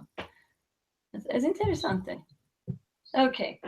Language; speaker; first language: Spanish; non-native, fluent; English